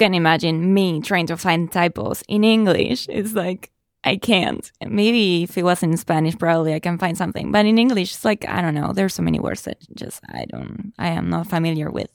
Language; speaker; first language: English; non-native, fluent; Spanish